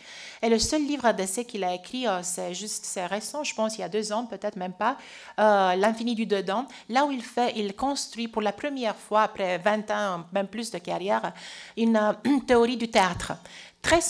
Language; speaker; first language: French; non-native, fluent; Romanian